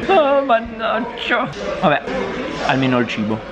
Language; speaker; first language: Italian; native; Italian